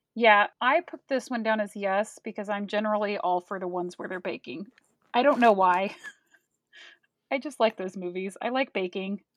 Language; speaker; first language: English; native; English